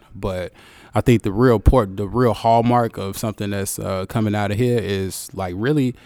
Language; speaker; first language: English; native; English